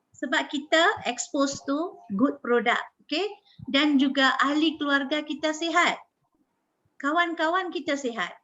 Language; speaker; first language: Malay; native; Malay